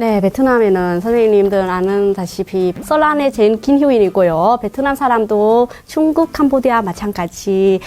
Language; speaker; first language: Korean; non-native, fluent; Vietnamese